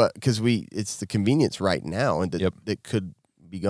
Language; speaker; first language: English; native; English